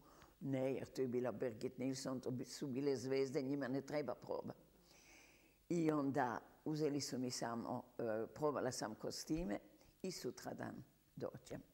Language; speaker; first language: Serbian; early bilingual, heritage; Serbian